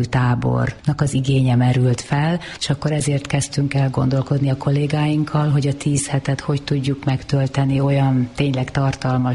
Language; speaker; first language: Hungarian; native; Hungarian